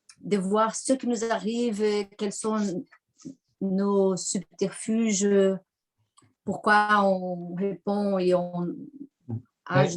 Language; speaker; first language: French; non-native, fluent; Portuguese